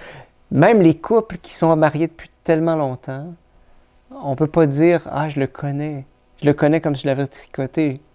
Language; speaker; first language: French; native; French